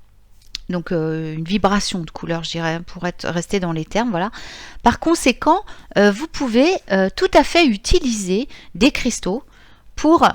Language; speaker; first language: French; native; French